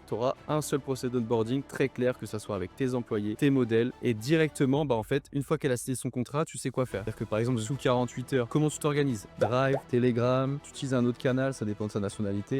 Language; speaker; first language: French; native; French